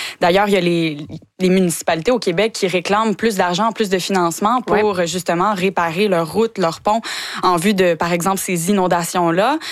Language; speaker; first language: French; native; French